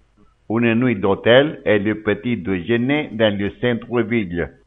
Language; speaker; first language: French; non-native, learner; Spanish